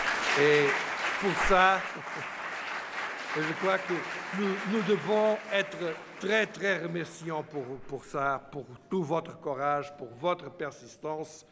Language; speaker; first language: French; non-native, fluent; Portuguese